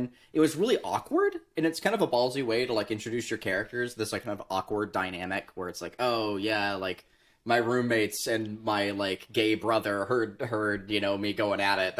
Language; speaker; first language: English; native; English